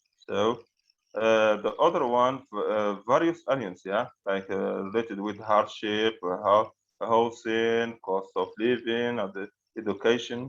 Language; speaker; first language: English; non-native, fluent; Arabic